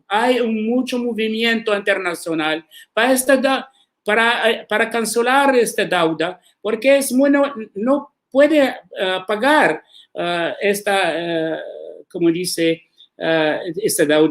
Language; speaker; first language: Spanish; non-native, learner; Arabic